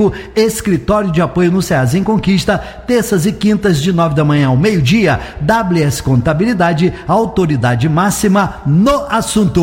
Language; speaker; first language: Portuguese; native; Portuguese